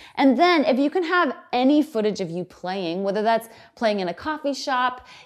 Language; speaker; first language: English; native; English